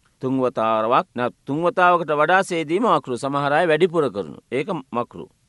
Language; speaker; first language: Sinhala; non-native, local second language; Tamil